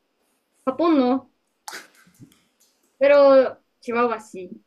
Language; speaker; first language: Spanish; non-native, learner; Japanese